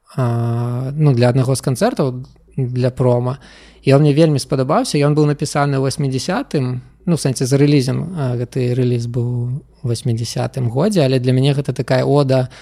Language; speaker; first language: Belarusian; non-native, local second language; Russian